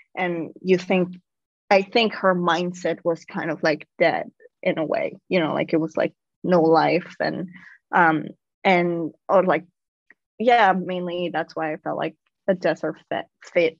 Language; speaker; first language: English; non-native, fluent; Spanish